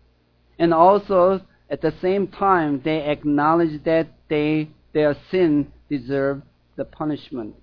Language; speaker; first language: English; non-native, fluent; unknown